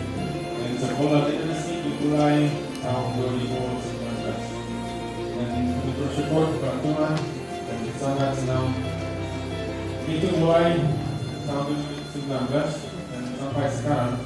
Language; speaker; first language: Indonesian; non-native, learner; English